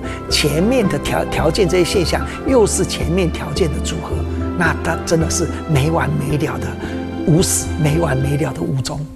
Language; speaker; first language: Chinese; native; Chinese